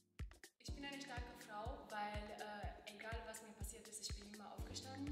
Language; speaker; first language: German; non-native, fluent; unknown